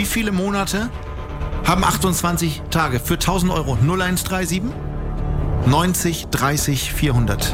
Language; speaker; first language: German; native; German